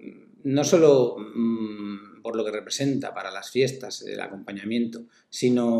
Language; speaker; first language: Spanish; native; Spanish